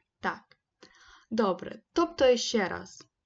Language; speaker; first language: Polish; non-native, fluent; Ukrainian